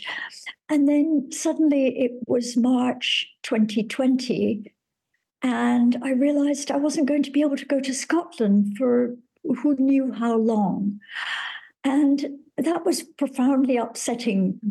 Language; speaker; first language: English; native; English